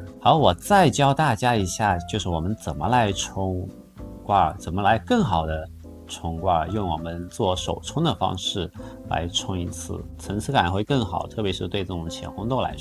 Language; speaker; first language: Chinese; native; Chinese